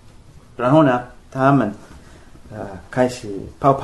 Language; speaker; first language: Chinese; non-native, fluent; Spanish